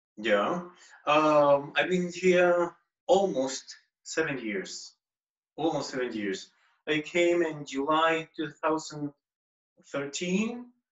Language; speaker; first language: English; non-native, fluent; Spanish